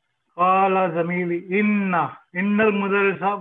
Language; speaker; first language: Arabic; non-native, learner; English